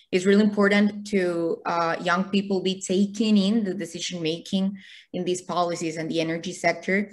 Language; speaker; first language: English; non-native, fluent; Spanish